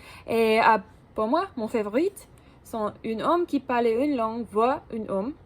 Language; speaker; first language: French; non-native, learner; English